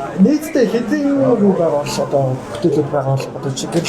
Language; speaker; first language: Mongolian; native; Mongolian